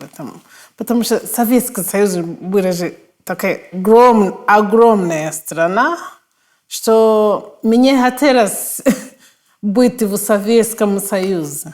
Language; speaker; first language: Russian; non-native, fluent; Kinyarwanda